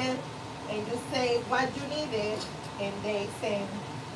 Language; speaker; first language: English; non-native, learner; Spanish